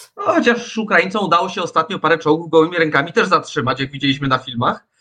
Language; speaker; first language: Polish; native; Polish